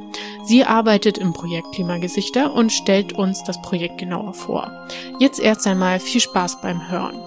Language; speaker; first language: German; native; German